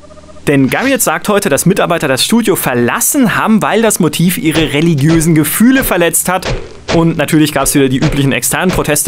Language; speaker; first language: German; native; German